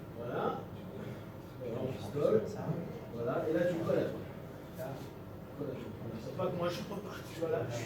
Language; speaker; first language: French; native; French